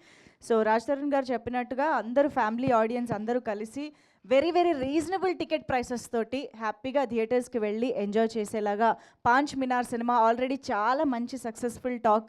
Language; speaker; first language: Telugu; native; Telugu